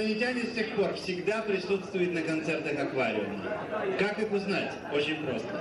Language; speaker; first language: Russian; native; Russian